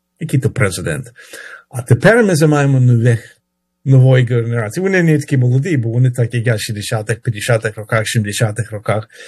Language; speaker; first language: Ukrainian; early bilingual, heritage; Ukrainian